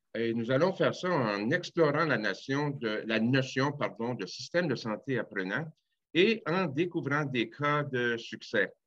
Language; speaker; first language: French; native; French